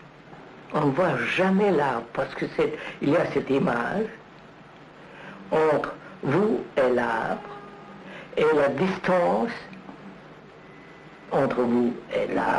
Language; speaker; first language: French; non-native, learner; Telugu